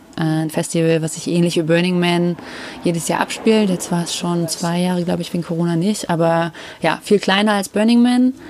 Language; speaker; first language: German; native; German